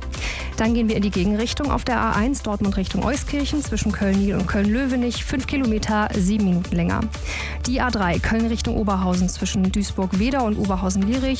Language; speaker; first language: German; native; German